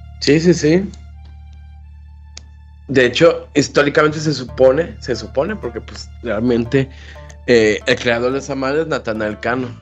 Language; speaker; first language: Spanish; native; Spanish